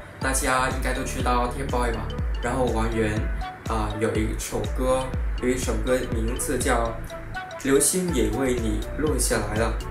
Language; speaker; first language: Chinese; non-native, fluent; Vietnamese